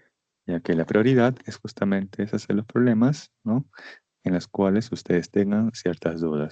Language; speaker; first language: Spanish; native; Spanish